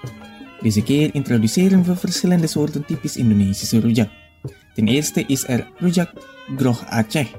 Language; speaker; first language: Dutch; non-native, fluent; Indonesian